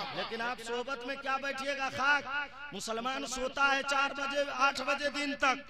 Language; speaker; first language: Hindi; native; Hindi